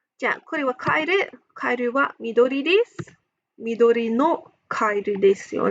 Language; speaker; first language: Japanese; non-native, fluent; English